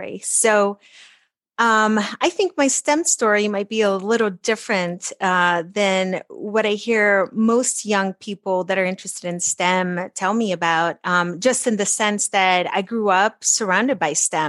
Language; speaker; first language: English; early bilingual, other home language; Portuguese